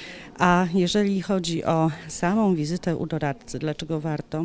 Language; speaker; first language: Polish; native; Polish